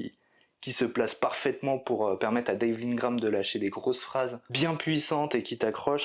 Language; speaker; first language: French; native; French